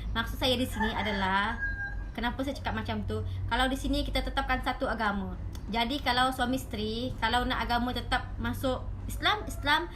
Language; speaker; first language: Malay; native; Malay